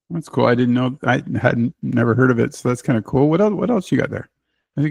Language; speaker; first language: English; native; English